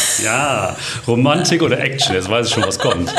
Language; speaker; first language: German; native; German